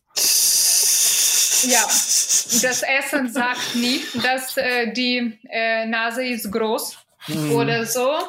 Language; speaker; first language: German; non-native, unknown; Russian